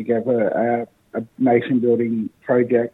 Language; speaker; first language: English; native; English